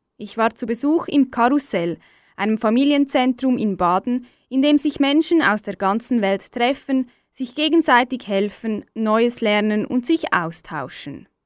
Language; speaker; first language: German; native; German